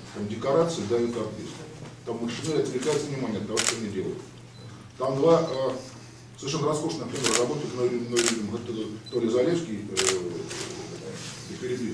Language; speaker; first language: Russian; native; Russian